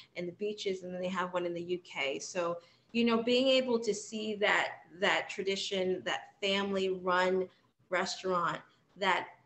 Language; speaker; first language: English; native; English